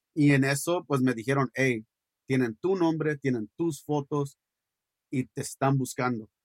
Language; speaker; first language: Spanish; early bilingual, heritage; Spanish